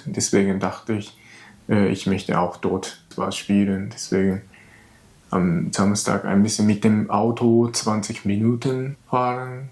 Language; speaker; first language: German; non-native, learner; Japanese